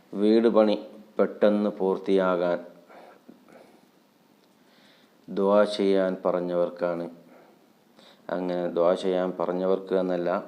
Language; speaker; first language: Malayalam; native; Malayalam